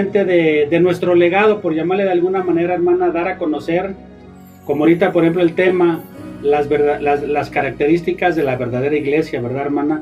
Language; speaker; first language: Spanish; native; Spanish